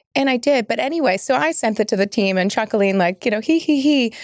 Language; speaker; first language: English; native; English